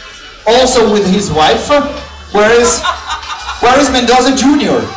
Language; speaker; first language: English; non-native, learner; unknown